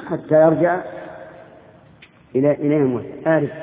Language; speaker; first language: Arabic; native; Arabic